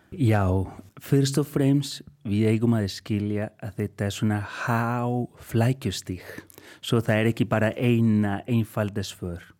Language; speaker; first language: Icelandic; non-native, fluent; Spanish